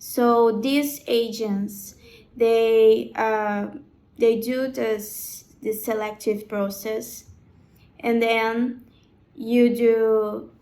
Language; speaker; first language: English; non-native, learner; Portuguese